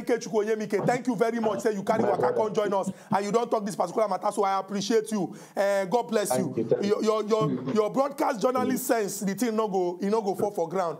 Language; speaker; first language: Nigerian Pidgin; native; Nigerian Pidgin